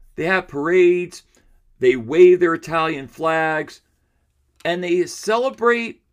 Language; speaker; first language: English; early bilingual, other home language; Italian